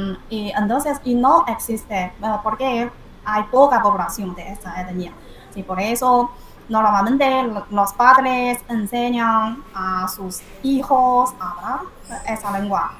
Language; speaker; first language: Spanish; non-native, fluent; Chinese